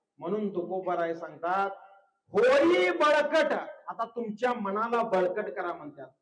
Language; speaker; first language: Marathi; non-native, local second language; Kannada